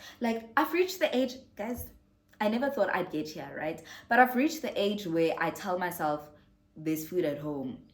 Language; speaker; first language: English; non-native, local second language; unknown